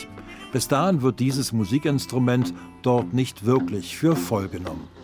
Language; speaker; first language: German; native; German